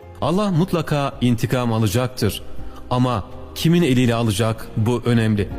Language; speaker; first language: Turkish; native; Turkish